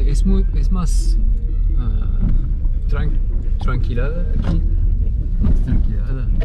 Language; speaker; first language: Spanish; non-native, learner; Turkish